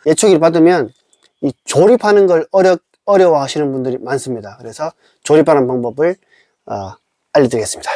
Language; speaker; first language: Korean; native; Korean